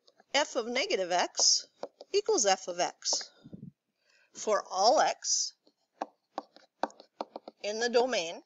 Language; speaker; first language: English; native; English